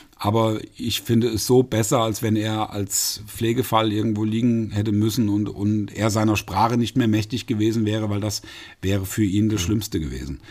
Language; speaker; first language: German; native; German